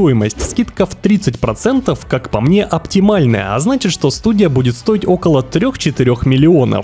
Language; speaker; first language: Russian; native; Russian